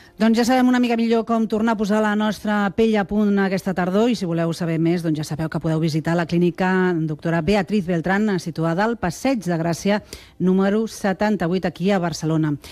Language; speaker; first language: Catalan; native; Catalan